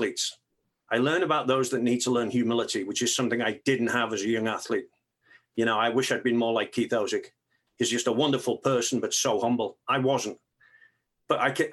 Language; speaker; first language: English; native; English